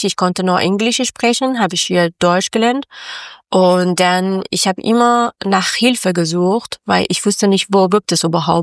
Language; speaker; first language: German; non-native, learner; Persian